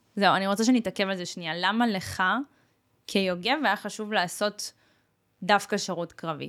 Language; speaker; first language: Hebrew; early bilingual, other home language; Russian